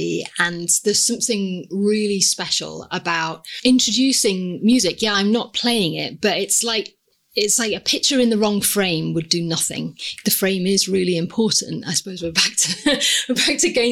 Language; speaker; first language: English; native; English